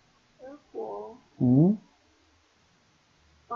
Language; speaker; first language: Chinese; non-native, learner; Indonesian